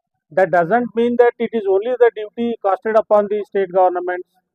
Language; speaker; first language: English; non-native, local second language; Kannada